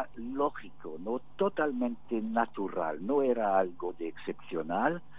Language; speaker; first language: Spanish; non-native, fluent; English